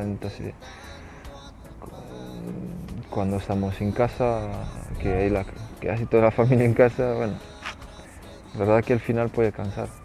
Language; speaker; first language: Spanish; non-native, fluent; French